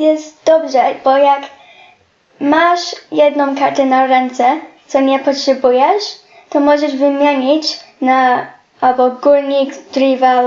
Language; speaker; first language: Polish; non-native, learner; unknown